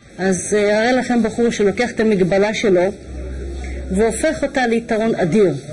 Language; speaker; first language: Hebrew; native; Hebrew